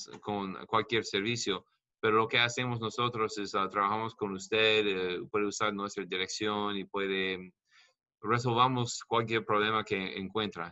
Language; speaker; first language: Spanish; non-native, learner; English